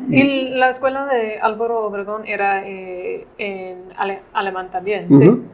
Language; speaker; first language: Spanish; non-native, fluent; English